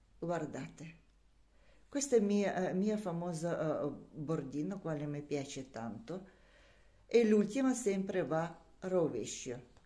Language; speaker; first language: Italian; non-native, learner; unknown